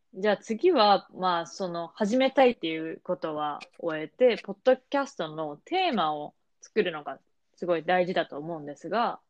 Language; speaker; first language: Japanese; native; Japanese